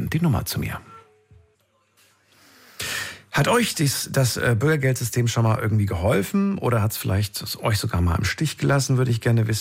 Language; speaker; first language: German; native; German